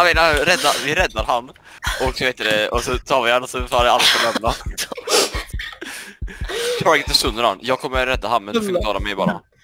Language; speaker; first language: Swedish; native; Swedish